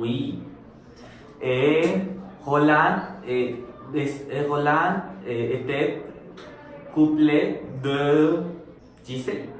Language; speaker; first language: French; non-native, learner; Spanish